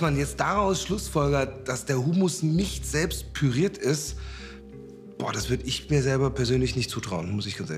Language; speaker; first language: German; native; German